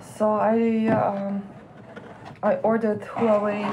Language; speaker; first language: English; non-native, learner; Ukrainian